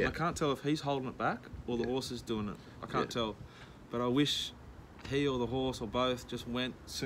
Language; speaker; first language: English; native; English